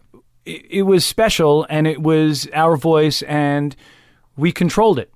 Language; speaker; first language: English; native; English